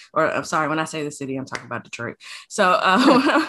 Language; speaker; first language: English; native; English